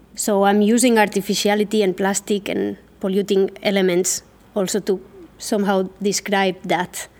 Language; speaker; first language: English; non-native, fluent; Catalan